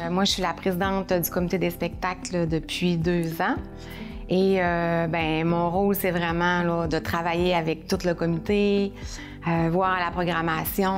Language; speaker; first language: French; native; French